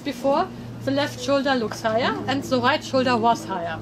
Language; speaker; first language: English; non-native, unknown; German